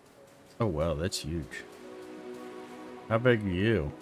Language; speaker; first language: English; native; English